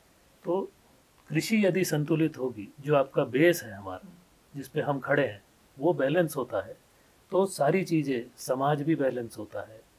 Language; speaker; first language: Hindi; native; Hindi